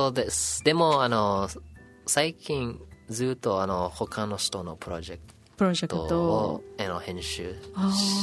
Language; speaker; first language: Japanese; non-native, learner; English